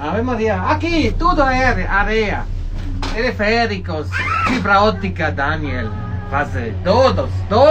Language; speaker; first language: Portuguese; non-native, learner; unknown